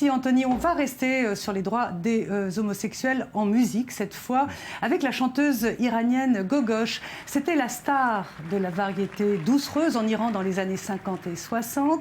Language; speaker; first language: French; native; French